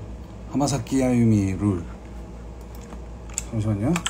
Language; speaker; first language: Japanese; non-native, learner; Korean